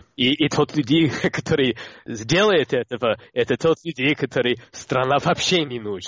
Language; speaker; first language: Russian; non-native, fluent; English